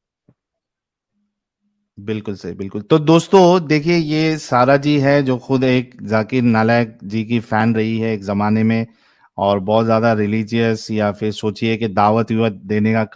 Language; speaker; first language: Hindi; native; Hindi